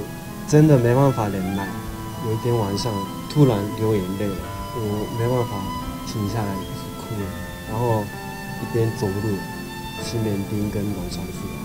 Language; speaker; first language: Chinese; non-native, fluent; Japanese